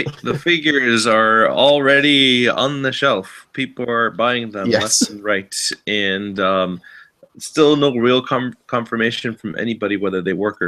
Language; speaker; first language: English; native; English